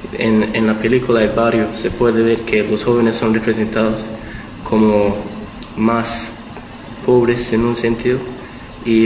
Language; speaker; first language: Spanish; early bilingual, heritage; Spanish